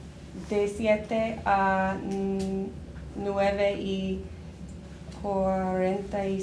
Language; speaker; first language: Spanish; non-native, learner; English